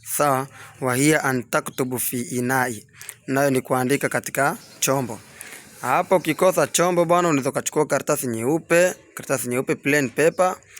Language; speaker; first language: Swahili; native; Swahili